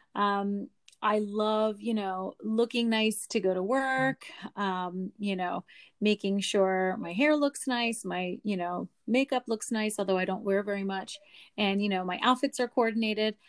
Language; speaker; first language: English; native; English